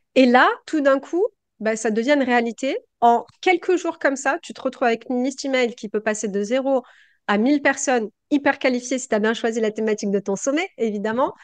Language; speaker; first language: French; native; French